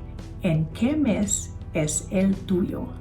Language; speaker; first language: Spanish; non-native, fluent; Filipino